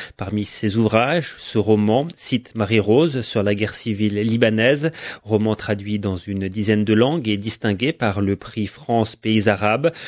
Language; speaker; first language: French; native; French